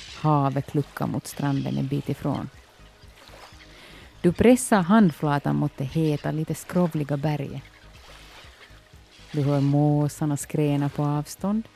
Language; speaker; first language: Swedish; native; Swedish